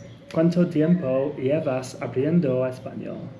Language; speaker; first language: Spanish; non-native, learner; English